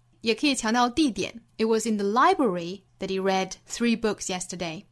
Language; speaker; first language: English; non-native, fluent; Chinese